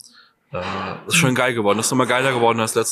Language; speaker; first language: German; native; German